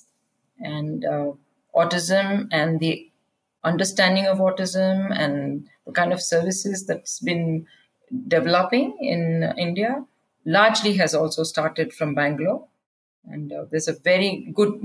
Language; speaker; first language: English; non-native, local second language; Kannada